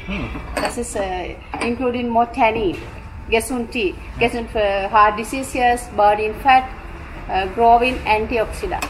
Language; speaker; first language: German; non-native, learner; Sinhala